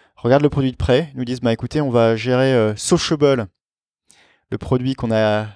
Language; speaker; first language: French; native; French